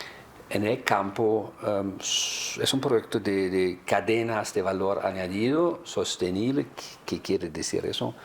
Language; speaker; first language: Spanish; non-native, fluent; German